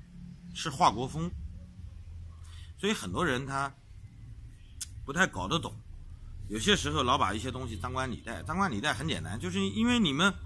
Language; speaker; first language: Chinese; native; Chinese